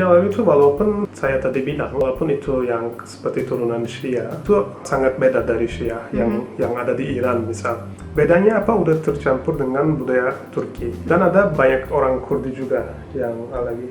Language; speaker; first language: Indonesian; non-native, fluent; Turkish